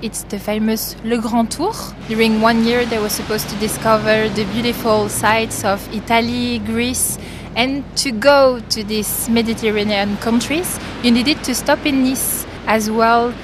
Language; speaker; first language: English; non-native, fluent; French